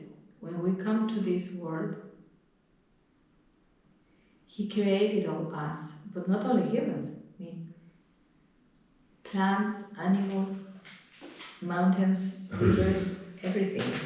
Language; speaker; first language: English; non-native, fluent; Spanish